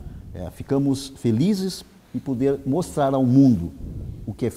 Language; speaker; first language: Portuguese; native; Portuguese